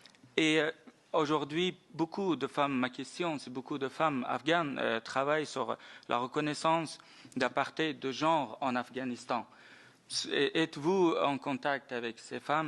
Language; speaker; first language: French; non-native, fluent; Persian